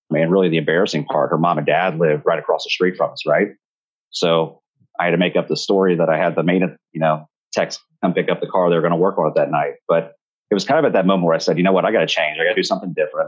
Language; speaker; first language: English; native; English